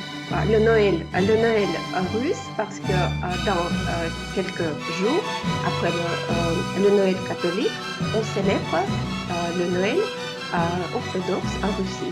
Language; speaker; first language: French; non-native, fluent; Russian